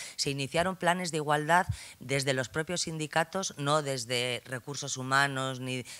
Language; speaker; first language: Spanish; native; Spanish